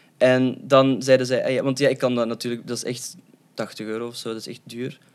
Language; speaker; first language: Dutch; early bilingual, other home language; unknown